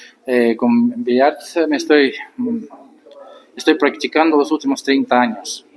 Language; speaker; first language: Spanish; non-native, fluent; Bulgarian